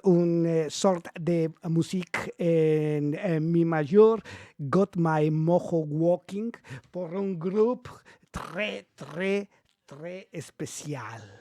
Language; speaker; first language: French; non-native, learner; Spanish